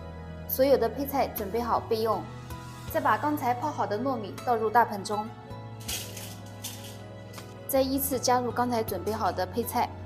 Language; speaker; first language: Chinese; native; Chinese